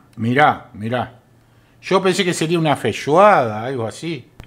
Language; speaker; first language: Spanish; native; Spanish